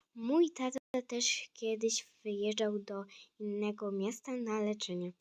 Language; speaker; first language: Polish; non-native, fluent; Ukrainian